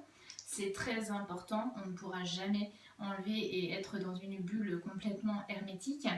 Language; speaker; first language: French; native; French